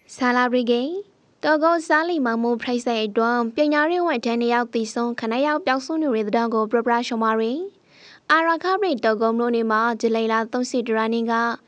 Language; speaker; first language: Burmese; native; Burmese